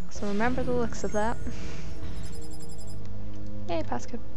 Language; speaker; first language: English; native; English